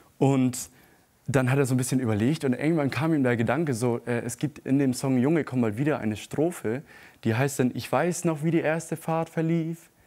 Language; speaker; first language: German; non-native, local second language; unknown